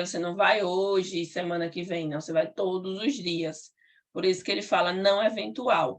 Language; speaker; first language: Portuguese; native; Portuguese